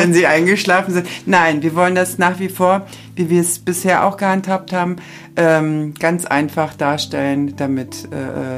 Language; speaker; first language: German; native; German